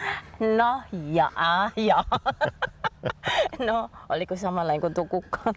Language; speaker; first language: Finnish; non-native, learner; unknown